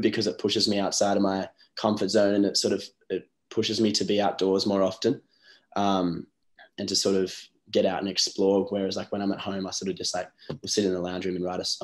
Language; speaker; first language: English; native; English